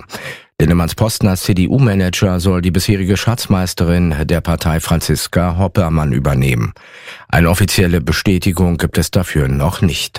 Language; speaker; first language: German; native; German